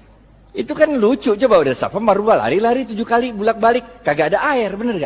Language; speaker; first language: Indonesian; native; Indonesian